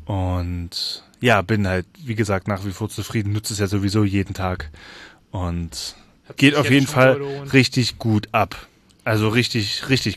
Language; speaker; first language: German; native; German